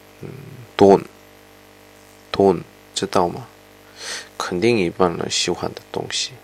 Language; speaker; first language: Chinese; non-native, fluent; Korean